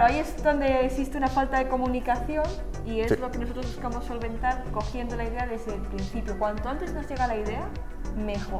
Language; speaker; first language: Spanish; native; Spanish